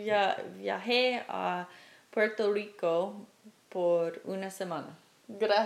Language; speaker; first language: Spanish; non-native, fluent; English